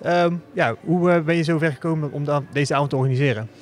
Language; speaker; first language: Dutch; native; Dutch